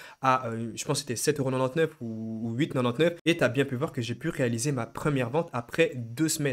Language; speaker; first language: French; native; French